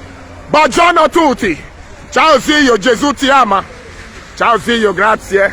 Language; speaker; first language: Italian; non-native, learner; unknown